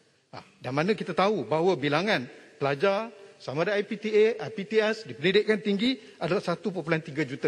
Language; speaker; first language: Malay; native; Malay